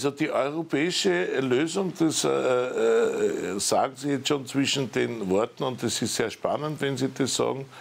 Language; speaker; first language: German; native; German